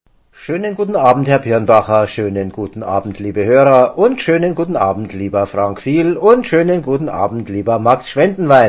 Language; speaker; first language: German; native; German